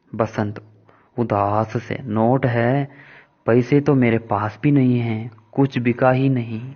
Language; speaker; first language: Hindi; non-native, local second language; Kannada